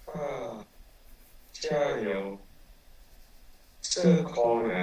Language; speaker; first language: Chinese; non-native, learner; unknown